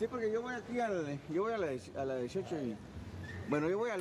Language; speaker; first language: Spanish; native; Spanish